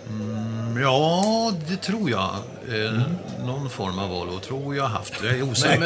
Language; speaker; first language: Swedish; native; Swedish